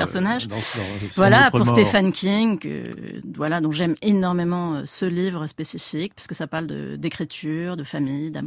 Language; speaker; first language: French; native; French